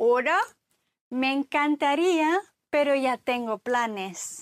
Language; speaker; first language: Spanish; non-native, fluent; German